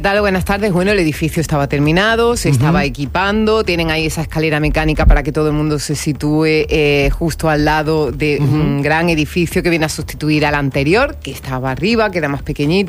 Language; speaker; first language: Spanish; native; Spanish